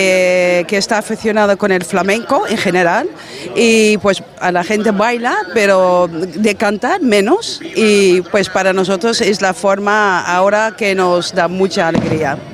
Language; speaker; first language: Spanish; non-native, fluent; Dutch